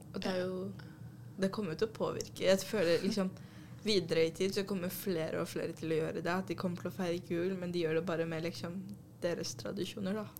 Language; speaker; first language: Norwegian; early bilingual, other home language; Urdu